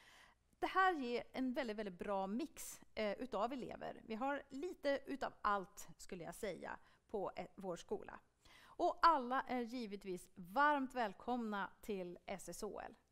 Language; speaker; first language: Swedish; native; Swedish